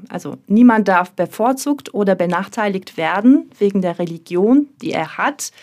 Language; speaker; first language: German; non-native, fluent; Turkish